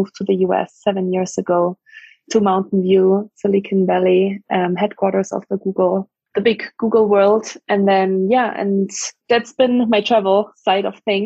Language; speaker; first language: English; non-native, fluent; German